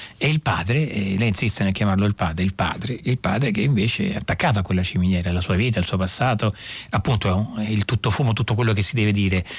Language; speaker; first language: Italian; native; Italian